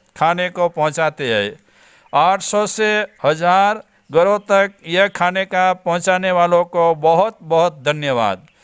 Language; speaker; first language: Hindi; non-native, local second language; Gujarati